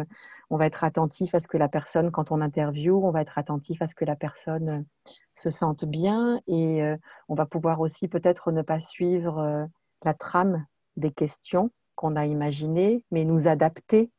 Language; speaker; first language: French; native; French